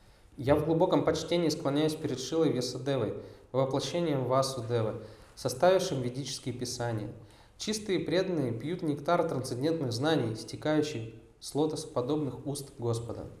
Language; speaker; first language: Russian; native; Russian